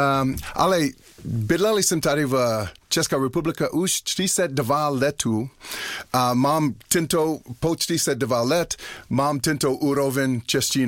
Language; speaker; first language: Czech; non-native, learner; English